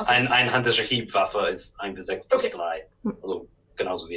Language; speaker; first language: German; non-native, learner; English